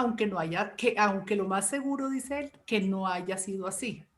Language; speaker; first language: Spanish; native; Spanish